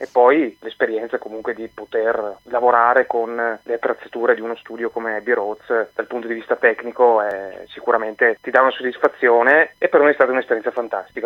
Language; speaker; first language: Italian; native; Italian